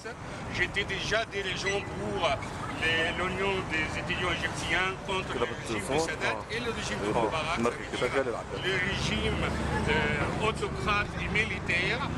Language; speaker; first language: French; non-native, fluent; Arabic